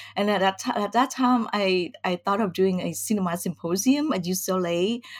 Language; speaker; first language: English; early bilingual, other home language; Vietnamese